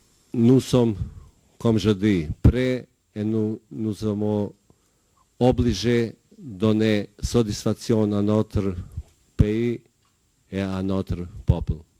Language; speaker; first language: French; non-native, learner; Bosnian